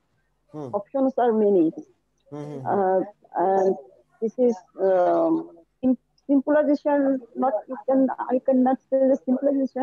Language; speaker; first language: English; non-native, learner; Bangla